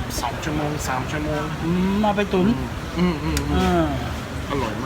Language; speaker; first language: Thai; non-native, learner; English